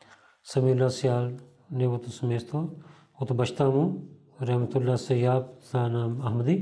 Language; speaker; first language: Bulgarian; non-native, learner; Urdu